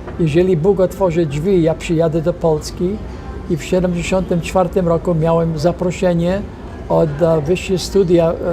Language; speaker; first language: Polish; non-native, fluent; English